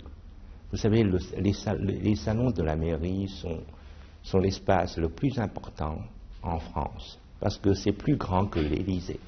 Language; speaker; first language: French; non-native, fluent; Chinese